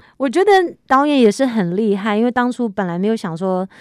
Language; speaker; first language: Chinese; native; Chinese